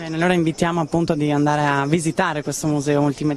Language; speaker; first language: Italian; native; Italian